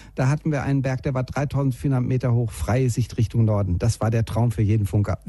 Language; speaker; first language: German; native; German